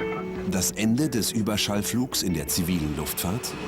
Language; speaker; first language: German; native; German